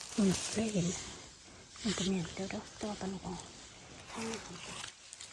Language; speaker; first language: Thai; native; Thai